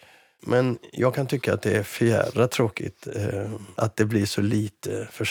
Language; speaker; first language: Swedish; native; Swedish